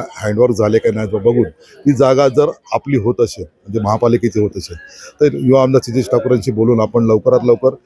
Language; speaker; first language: Marathi; native; Marathi